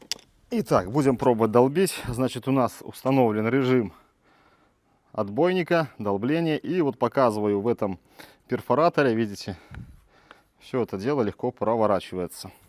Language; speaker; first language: Russian; native; Russian